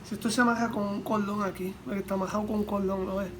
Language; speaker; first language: Spanish; early bilingual, heritage; Spanish